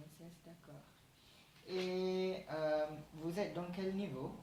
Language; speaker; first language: French; non-native, learner; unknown